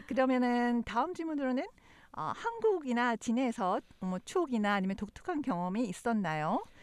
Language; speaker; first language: Korean; native; Korean